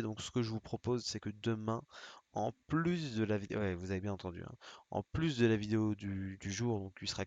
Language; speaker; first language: French; native; French